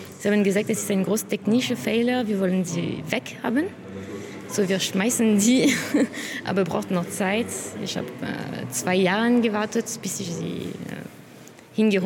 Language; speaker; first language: German; non-native, fluent; French